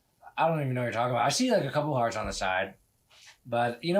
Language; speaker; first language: English; native; English